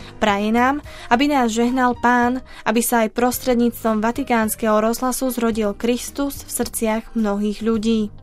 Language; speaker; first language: Slovak; native; Slovak